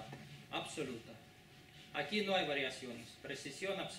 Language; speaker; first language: Italian; non-native, learner; Spanish